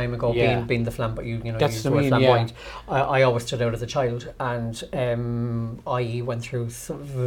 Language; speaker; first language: English; native; English